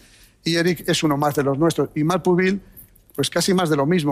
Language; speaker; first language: Spanish; native; Spanish